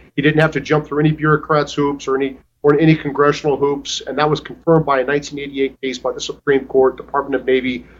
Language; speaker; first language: English; native; English